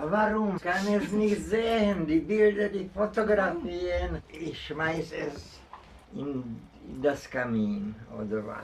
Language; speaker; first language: German; non-native, learner; Czech